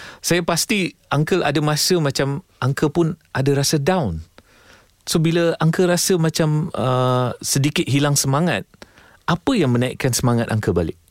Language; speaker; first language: Malay; non-native, local second language; Tamil